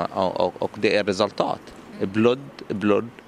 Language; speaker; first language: Swedish; non-native, learner; Arabic